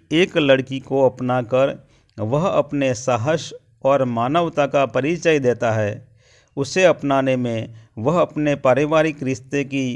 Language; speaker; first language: Hindi; non-native, local second language; Gujarati